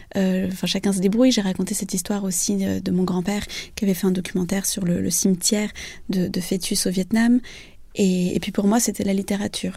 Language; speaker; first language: French; early bilingual, other home language; Vietnamese